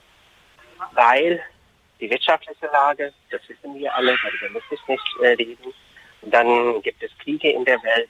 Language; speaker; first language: German; non-native, fluent; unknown